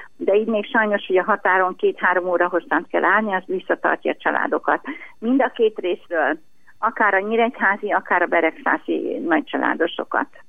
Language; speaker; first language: Hungarian; native; Hungarian